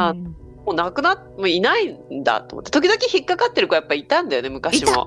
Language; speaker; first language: Japanese; native; Japanese